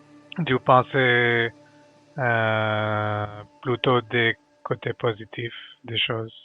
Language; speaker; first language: French; non-native, learner; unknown